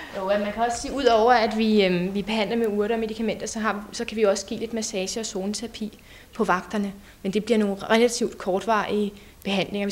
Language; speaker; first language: Danish; native; Danish